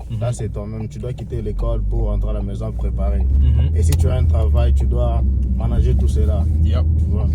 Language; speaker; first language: French; non-native, local second language; Swahili